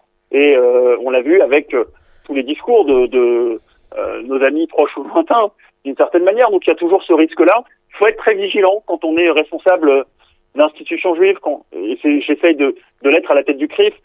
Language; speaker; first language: French; native; French